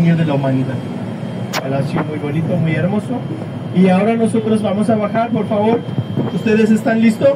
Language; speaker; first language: Spanish; non-native, fluent; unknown